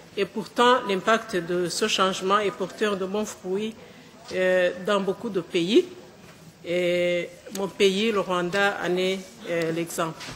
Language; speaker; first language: French; non-native, local second language; Kinyarwanda